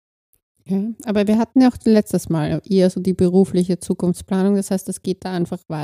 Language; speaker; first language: German; native; German